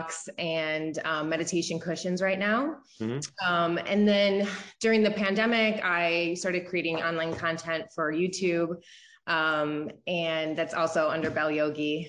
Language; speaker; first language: English; native; English